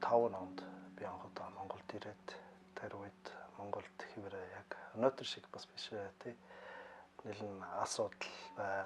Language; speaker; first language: Mongolian; non-native, fluent; German